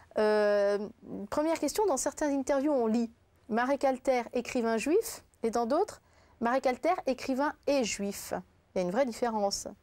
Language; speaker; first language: French; native; French